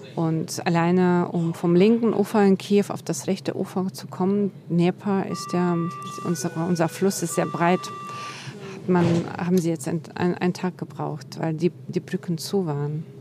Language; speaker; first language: German; non-native, fluent; Russian